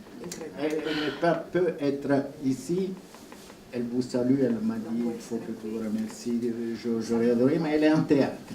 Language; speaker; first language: French; non-native, fluent; Italian